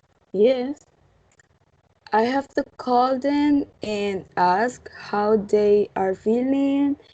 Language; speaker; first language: English; non-native, learner; Spanish